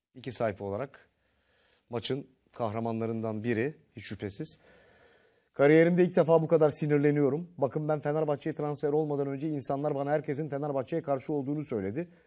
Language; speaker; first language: Turkish; native; Turkish